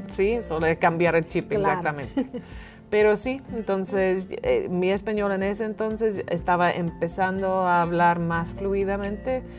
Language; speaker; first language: Spanish; non-native, fluent; English